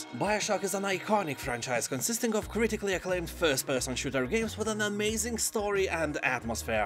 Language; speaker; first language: English; non-native, fluent; Lithuanian